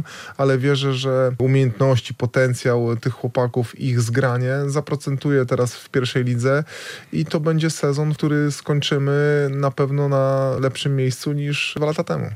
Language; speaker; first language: Polish; native; Polish